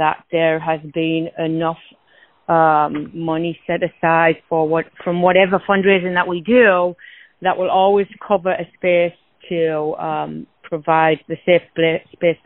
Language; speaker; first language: English; native; English